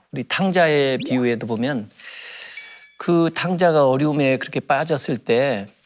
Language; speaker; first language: Korean; native; Korean